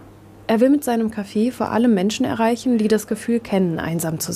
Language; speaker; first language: German; native; German